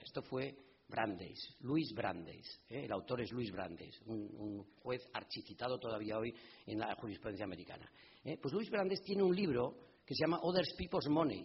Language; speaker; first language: Spanish; native; Spanish